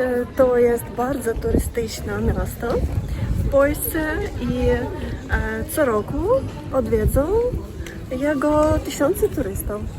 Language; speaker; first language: Polish; non-native, learner; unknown